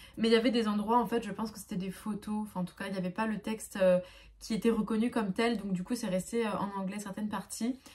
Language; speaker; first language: French; native; French